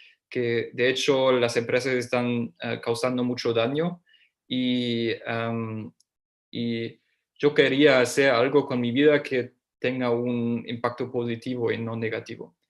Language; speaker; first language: Spanish; non-native, fluent; German